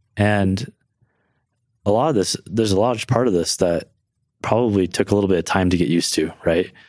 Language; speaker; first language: English; native; English